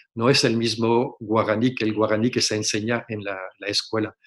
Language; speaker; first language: Spanish; non-native, fluent; French